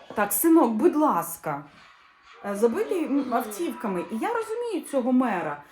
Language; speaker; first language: Ukrainian; non-native, local second language; Russian